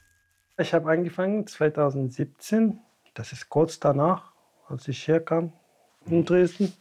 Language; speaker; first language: German; non-native, fluent; Tamasheq